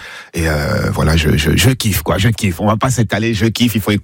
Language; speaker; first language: French; native; French